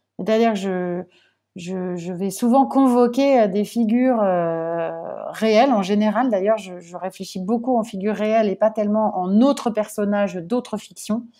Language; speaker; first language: French; native; French